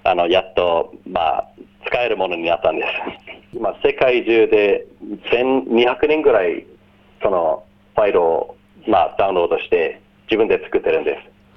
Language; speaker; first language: Japanese; non-native, fluent; English